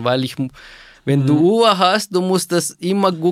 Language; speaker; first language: German; non-native, fluent; Persian